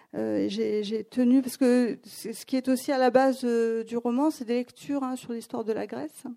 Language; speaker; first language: French; non-native, fluent; Greek